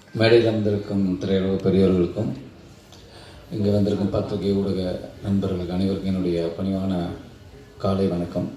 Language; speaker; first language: Tamil; native; Tamil